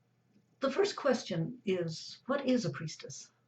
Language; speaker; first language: English; native; English